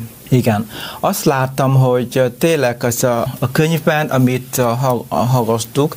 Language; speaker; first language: Hungarian; non-native, learner; Vietnamese